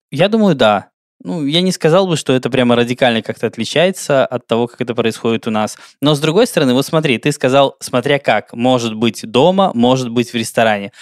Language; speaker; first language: Russian; native; Russian